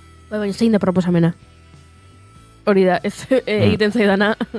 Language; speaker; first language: Basque; native; Basque